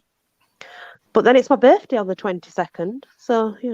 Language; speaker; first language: English; native; English